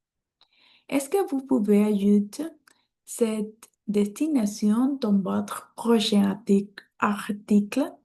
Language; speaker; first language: French; non-native, learner; Spanish